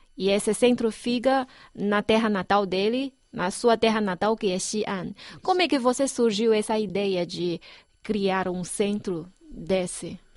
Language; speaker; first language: Portuguese; non-native, fluent; Chinese